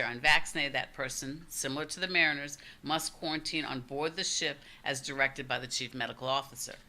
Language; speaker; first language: English; native; English